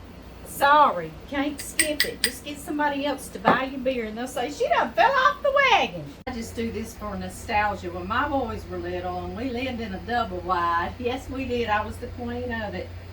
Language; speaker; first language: English; native; English